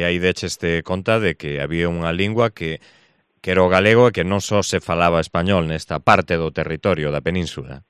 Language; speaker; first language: Galician; native; Galician